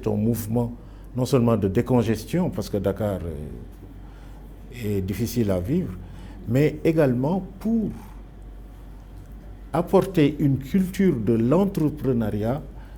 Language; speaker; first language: French; non-native, local second language; Wolof